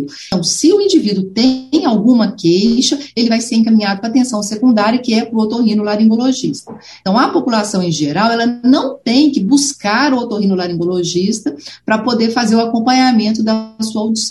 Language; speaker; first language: Portuguese; native; Portuguese